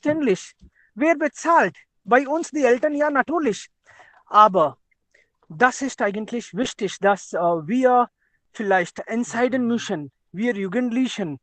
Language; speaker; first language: German; non-native, fluent; Hindi